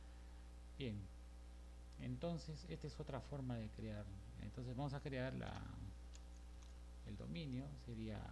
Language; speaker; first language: Spanish; native; Spanish